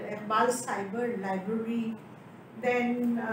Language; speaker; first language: English; non-native, local second language; Urdu